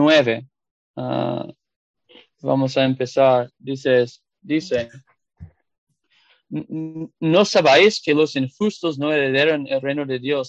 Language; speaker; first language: Spanish; non-native, fluent; English